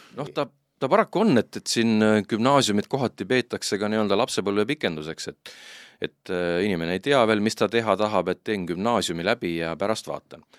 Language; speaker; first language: Estonian; native; Estonian